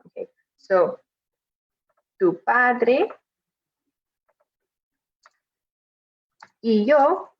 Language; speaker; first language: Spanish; non-native, fluent; English